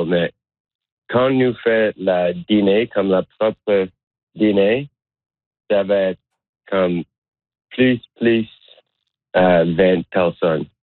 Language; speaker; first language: French; non-native, learner; English